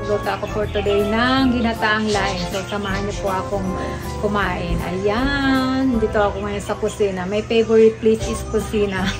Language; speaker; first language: Filipino; non-native, local second language; Bikol